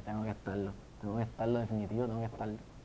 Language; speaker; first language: Spanish; native; Spanish